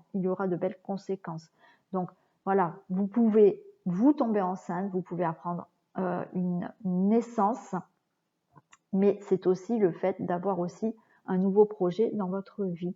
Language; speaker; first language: French; native; French